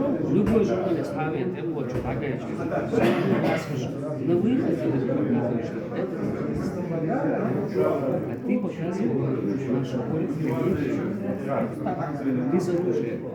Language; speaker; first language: Russian; non-native, local second language; Chechen